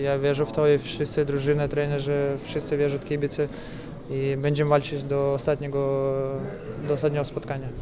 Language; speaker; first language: Polish; non-native, learner; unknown